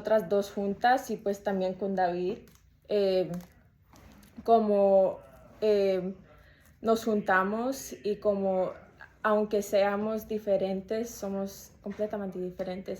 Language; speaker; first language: Spanish; early bilingual, heritage; Spanish